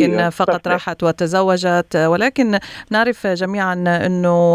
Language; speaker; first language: Arabic; native; Arabic